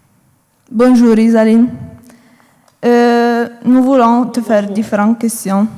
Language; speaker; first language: French; non-native, learner; Italian